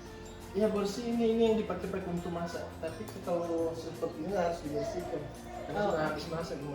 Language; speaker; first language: Indonesian; non-native, local second language; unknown